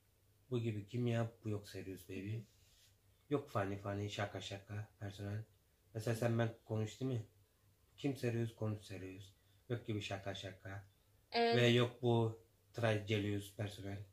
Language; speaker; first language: Turkish; non-native, learner; English